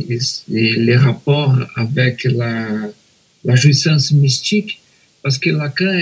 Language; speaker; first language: French; non-native, fluent; Portuguese